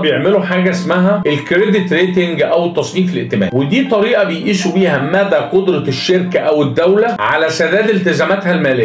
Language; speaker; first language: Arabic; native; Arabic